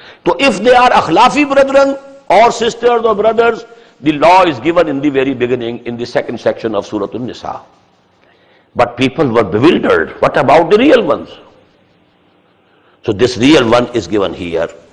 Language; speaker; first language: English; non-native, local second language; Urdu